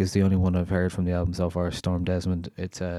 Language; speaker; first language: English; native; English